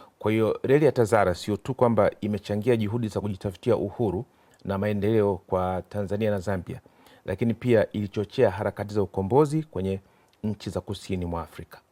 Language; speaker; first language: Swahili; native; Swahili